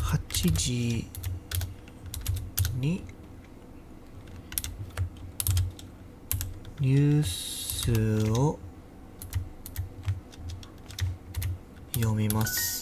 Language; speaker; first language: Japanese; non-native, learner; English